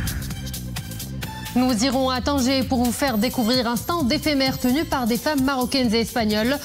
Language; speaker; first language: French; non-native, local second language; Arabic